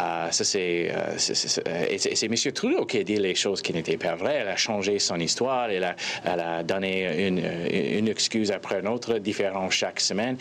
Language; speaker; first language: French; non-native, fluent; English